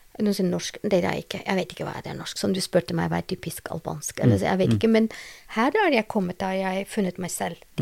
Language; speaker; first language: Norwegian; non-native, learner; Albanian